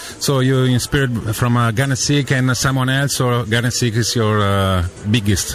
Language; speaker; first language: English; non-native, fluent; Italian